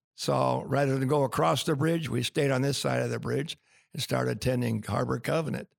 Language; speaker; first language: English; native; English